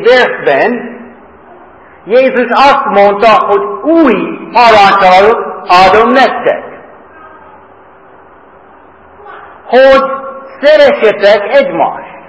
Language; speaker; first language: Hungarian; non-native, fluent; English